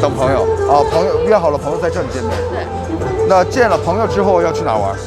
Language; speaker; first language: Chinese; non-native, fluent; Korean